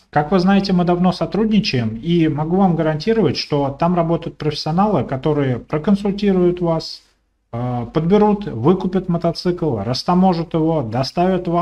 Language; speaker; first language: Russian; native; Russian